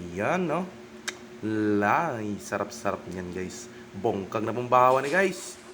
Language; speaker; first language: Filipino; non-native, local second language; Bikol